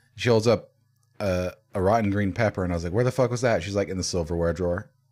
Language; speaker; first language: English; native; English